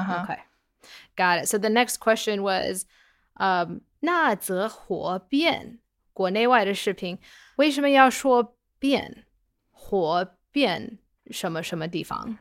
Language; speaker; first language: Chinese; non-native, fluent; English